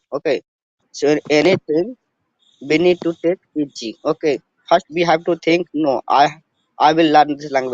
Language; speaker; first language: English; non-native, learner; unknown